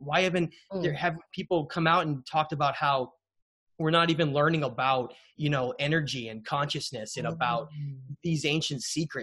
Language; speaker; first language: English; native; English